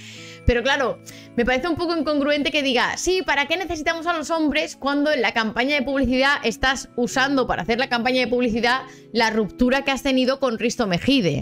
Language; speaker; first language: Spanish; native; Spanish